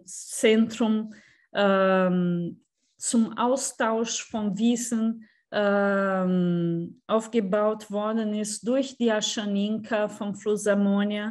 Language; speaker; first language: German; non-native, fluent; Portuguese